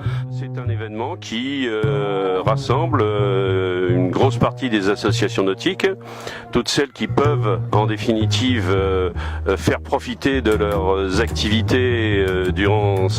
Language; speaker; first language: French; native; French